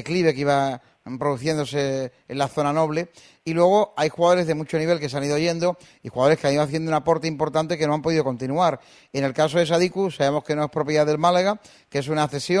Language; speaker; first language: Spanish; native; Spanish